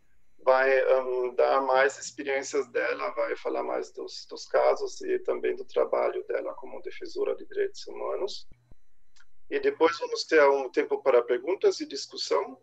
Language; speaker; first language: Portuguese; non-native, fluent; German